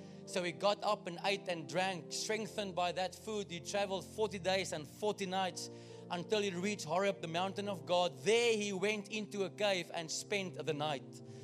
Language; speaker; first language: English; non-native, local second language; Afrikaans